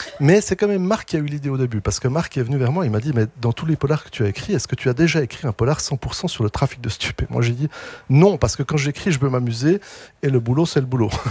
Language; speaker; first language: French; native; French